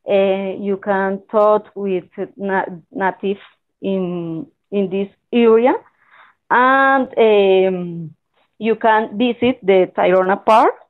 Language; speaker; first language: English; non-native, learner; Spanish